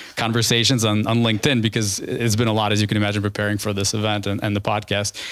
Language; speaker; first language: English; early bilingual, other home language; Ukrainian